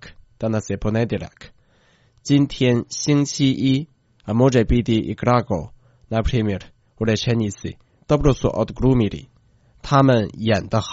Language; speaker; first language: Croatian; non-native, fluent; Chinese